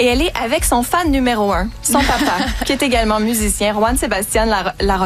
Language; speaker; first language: French; native; French